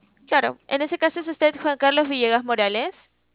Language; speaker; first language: Spanish; native; Spanish